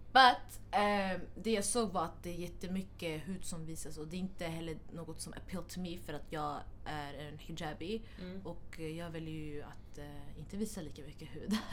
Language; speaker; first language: Swedish; early bilingual, other home language; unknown